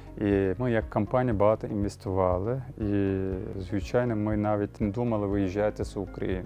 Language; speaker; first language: Ukrainian; non-native, learner; Turkish